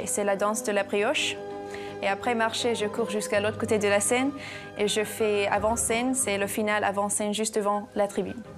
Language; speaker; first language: French; non-native, learner; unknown